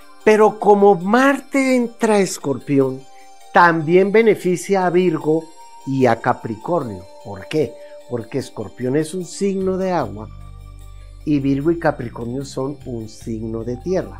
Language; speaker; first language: Spanish; native; Spanish